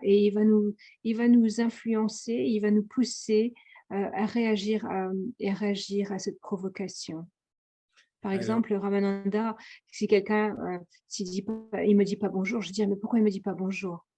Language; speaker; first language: French; native; French